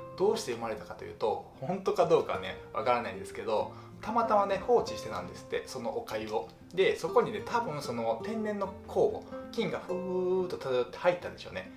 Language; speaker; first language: Japanese; native; Japanese